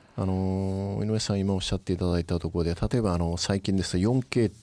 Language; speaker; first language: Japanese; native; Japanese